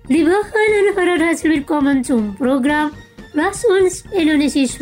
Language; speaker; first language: German; non-native, fluent; Indonesian